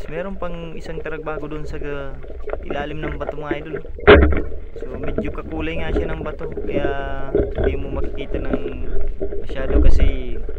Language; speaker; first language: Filipino; non-native, local second language; Bikol